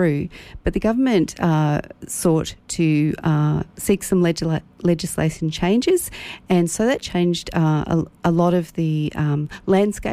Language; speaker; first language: English; native; English